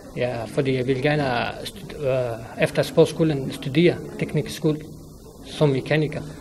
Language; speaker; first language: Danish; non-native, learner; Arabic